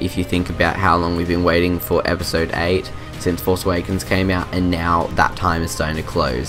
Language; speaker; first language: English; native; English